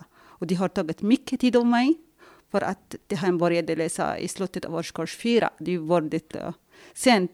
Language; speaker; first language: Swedish; non-native, fluent; Arabic